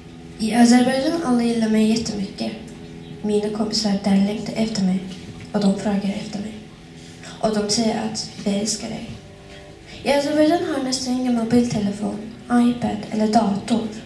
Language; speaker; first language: Swedish; non-native, learner; Azerbaijani